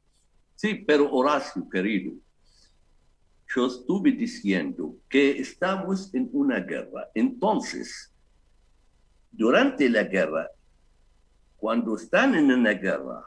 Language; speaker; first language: Spanish; non-native, fluent; Arabic